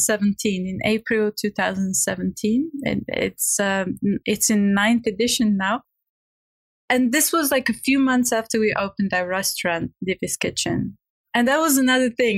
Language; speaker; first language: English; non-native, fluent; Bulgarian